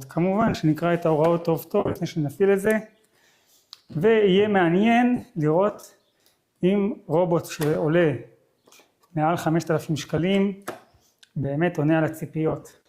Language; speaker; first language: Hebrew; native; Hebrew